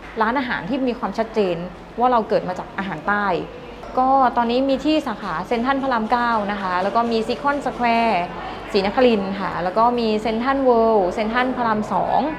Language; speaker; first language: Thai; native; Thai